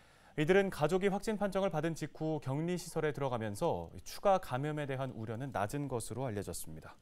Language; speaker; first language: Korean; native; Korean